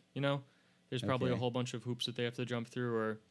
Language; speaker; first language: English; native; English